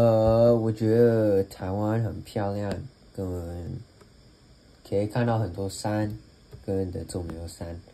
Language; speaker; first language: Chinese; early bilingual, heritage; English